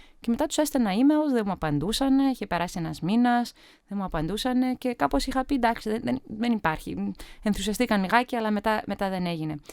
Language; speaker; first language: Greek; early bilingual, heritage; Greek